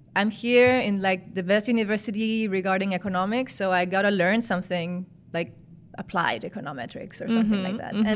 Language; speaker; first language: English; non-native, fluent; Spanish